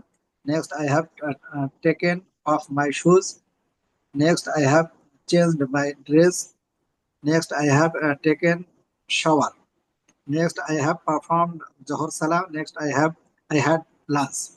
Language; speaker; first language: English; non-native, learner; Bangla